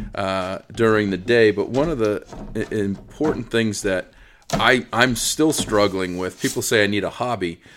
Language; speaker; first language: English; native; English